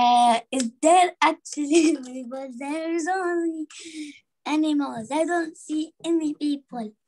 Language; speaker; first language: English; non-native, learner; Arabic